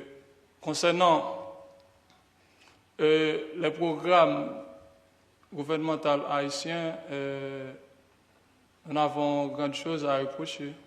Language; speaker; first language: French; non-native, local second language; Haitian Creole